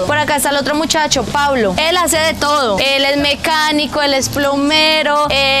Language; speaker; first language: Spanish; native; Spanish